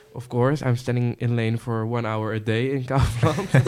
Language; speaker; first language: English; non-native, fluent; Dutch